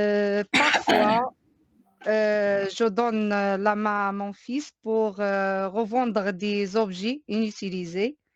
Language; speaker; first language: French; non-native, learner; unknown